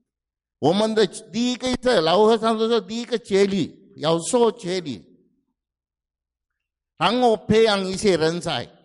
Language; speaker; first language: Chinese; non-native, fluent; Sinhala